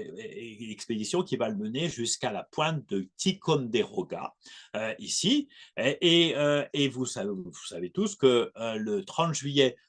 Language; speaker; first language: French; native; French